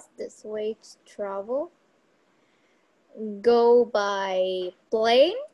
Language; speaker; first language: English; non-native, learner; Vietnamese